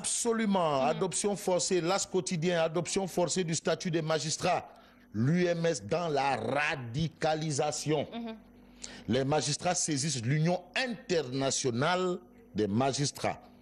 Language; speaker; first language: French; non-native, local second language; Wolof